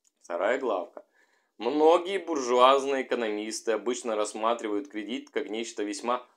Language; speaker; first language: Russian; native; Russian